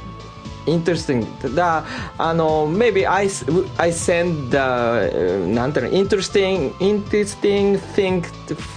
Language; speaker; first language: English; non-native, learner; Japanese